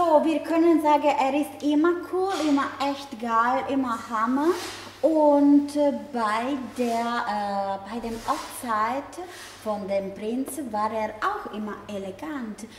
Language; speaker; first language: German; non-native, learner; Italian